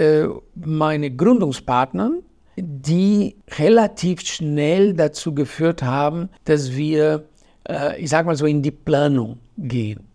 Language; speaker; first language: German; non-native, fluent; Portuguese